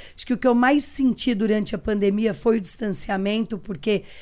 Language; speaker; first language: Portuguese; native; Portuguese